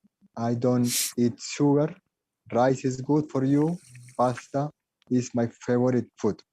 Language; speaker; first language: English; non-native, learner; Spanish